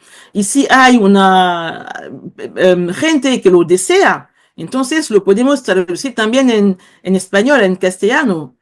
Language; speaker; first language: Spanish; non-native, fluent; Kongo